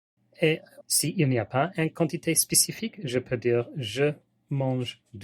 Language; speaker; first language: French; non-native, learner; English